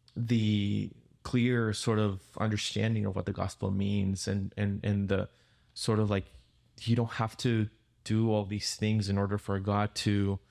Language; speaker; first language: English; non-native, fluent; Spanish